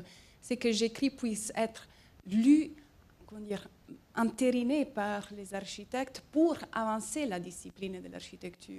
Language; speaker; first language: French; non-native, fluent; Italian